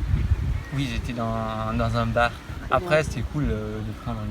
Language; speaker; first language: French; non-native, fluent; German